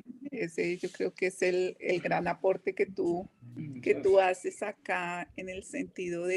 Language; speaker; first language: Spanish; native; Spanish